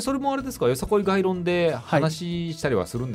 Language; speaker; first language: Japanese; native; Japanese